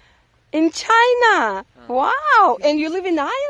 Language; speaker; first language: English; non-native, learner; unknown